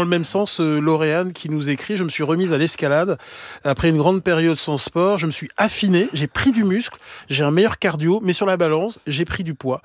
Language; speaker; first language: French; native; French